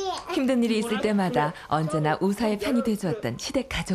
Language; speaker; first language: Korean; native; Korean